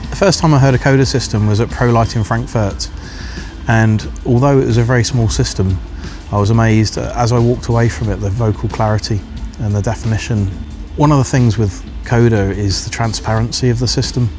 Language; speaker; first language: English; native; English